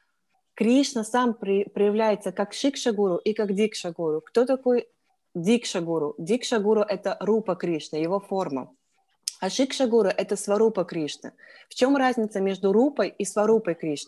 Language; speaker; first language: Russian; native; Russian